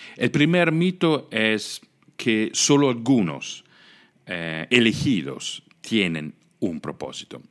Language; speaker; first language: Spanish; non-native, fluent; Italian